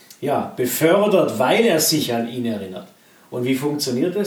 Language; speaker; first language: German; native; German